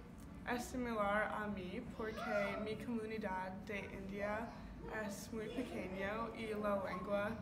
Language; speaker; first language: Spanish; non-native, learner; English